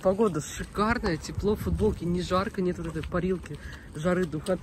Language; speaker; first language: Russian; native; Russian